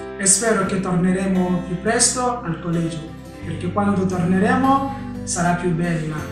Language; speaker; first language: Italian; non-native, fluent; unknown